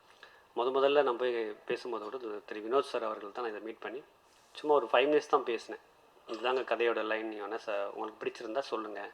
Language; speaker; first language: Tamil; native; Tamil